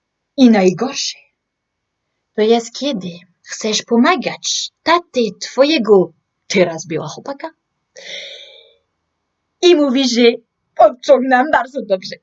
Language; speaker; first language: Polish; non-native, learner; French